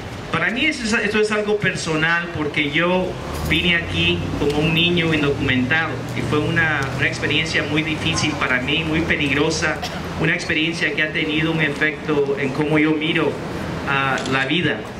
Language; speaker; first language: Spanish; early bilingual, heritage; Spanish